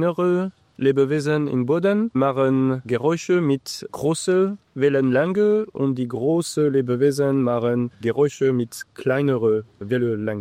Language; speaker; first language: German; non-native, learner; English